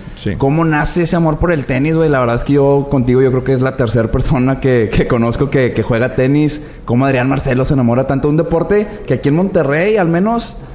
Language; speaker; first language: Spanish; native; Spanish